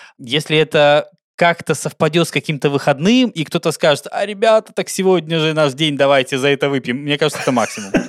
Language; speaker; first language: Russian; native; Russian